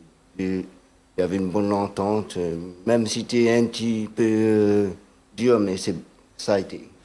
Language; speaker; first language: French; non-native, local second language; Réunion Creole French